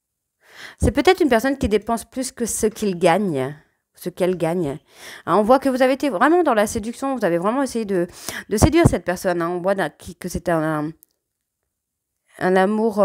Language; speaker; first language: French; native; French